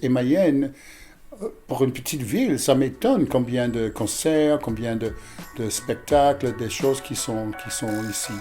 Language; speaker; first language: French; non-native, fluent; English